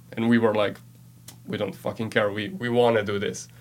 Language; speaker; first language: English; non-native, fluent; Slovenian